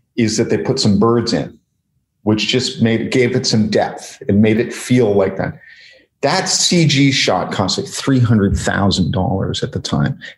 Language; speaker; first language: English; native; English